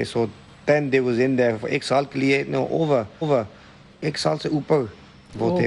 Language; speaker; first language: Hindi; early bilingual, heritage; Hindi